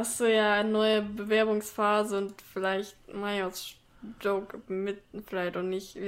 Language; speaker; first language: German; native; German